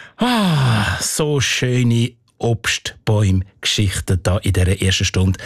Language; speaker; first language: German; native; German